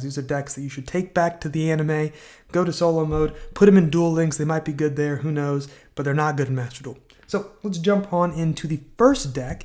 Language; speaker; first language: English; native; English